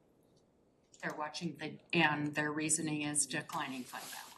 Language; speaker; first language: English; native; English